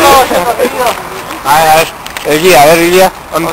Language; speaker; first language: Spanish; native; Spanish